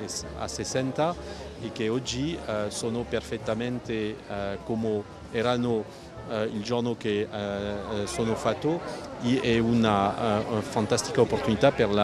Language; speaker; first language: Italian; non-native, fluent; French